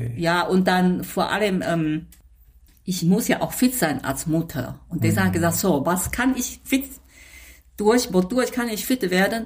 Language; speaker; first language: German; non-native, fluent; Chinese